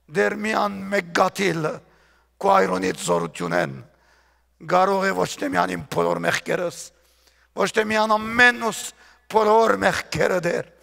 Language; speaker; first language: Armenian; early bilingual, heritage; Armenian